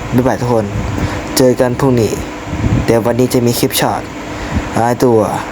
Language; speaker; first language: Thai; native; Thai